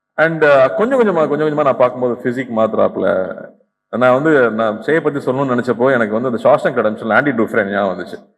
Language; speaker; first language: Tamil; native; Tamil